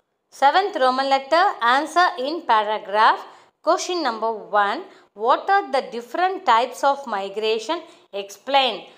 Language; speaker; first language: English; non-native, local second language; Tamil